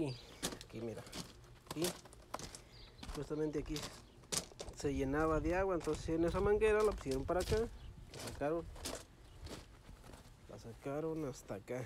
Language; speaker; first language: Spanish; native; Spanish